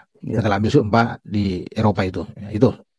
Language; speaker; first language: Indonesian; native; Indonesian